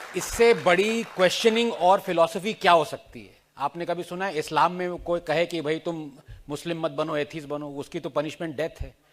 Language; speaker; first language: Hindi; non-native, local second language; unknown